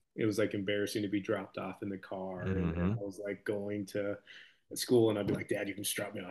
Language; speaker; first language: English; native; English